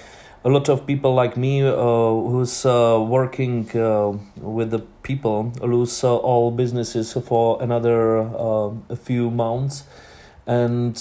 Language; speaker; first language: English; non-native, learner; Czech